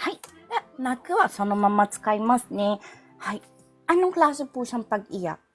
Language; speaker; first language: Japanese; non-native, fluent; Filipino